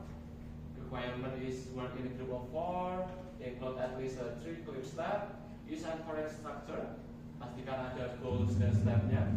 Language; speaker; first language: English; non-native, fluent; Indonesian